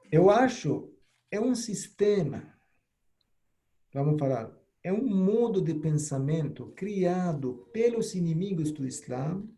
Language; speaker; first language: Portuguese; non-native, fluent; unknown